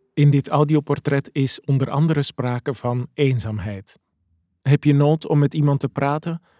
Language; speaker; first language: Dutch; native; Dutch